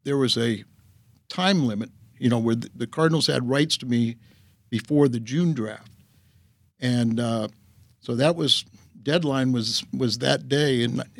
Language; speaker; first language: English; native; English